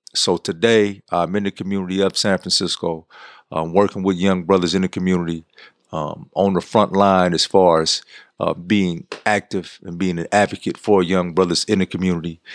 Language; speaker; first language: English; native; English